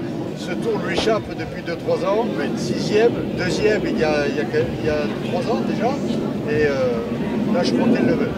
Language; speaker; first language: French; native; French